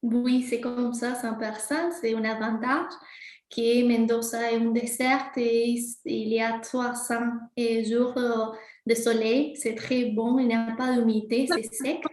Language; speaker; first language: French; non-native, fluent; Spanish